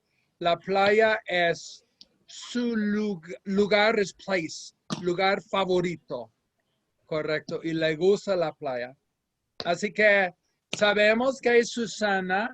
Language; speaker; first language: Spanish; non-native, fluent; English